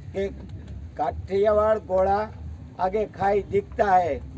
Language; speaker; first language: Hindi; non-native, local second language; Gujarati